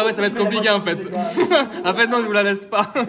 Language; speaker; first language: French; native; French